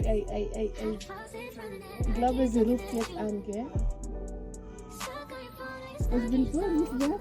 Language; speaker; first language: German; non-native, learner; Swahili